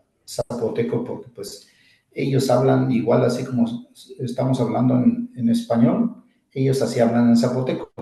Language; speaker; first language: Spanish; non-native, local second language; Zapotec